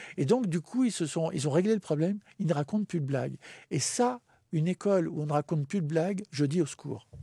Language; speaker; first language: French; native; French